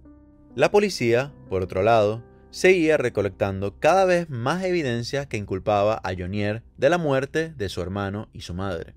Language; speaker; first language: Spanish; native; Spanish